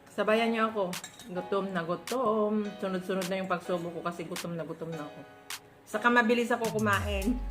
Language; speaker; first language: Filipino; non-native, local second language; Iloko